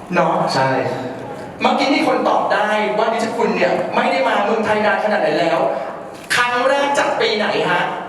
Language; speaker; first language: Thai; native; Thai